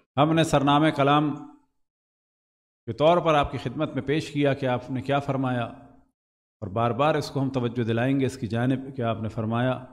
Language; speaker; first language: Urdu; native; Urdu